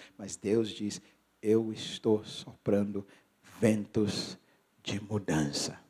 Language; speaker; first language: Portuguese; non-native, fluent; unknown